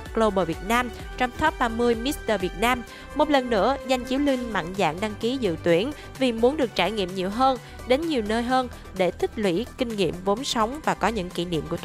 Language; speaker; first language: Vietnamese; native; Vietnamese